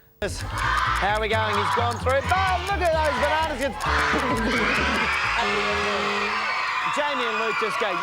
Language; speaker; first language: English; native; English